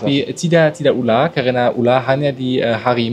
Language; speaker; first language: Indonesian; non-native, learner; German